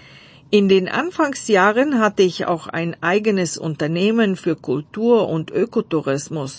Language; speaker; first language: German; non-native, fluent; Bulgarian